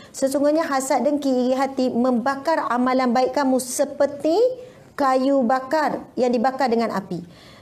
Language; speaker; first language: Malay; native; Malay